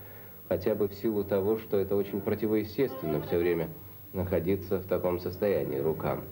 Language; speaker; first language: Russian; native; Russian